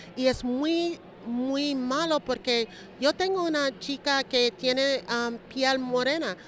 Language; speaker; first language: Spanish; early bilingual, heritage; Spanish